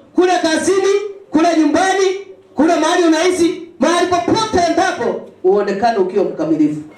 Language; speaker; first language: Swahili; non-native, local second language; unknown